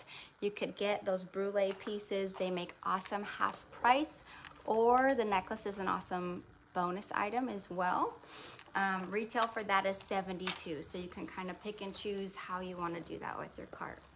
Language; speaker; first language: English; native; English